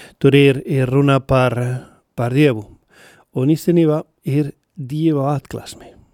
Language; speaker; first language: Latvian; non-native, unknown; Spanish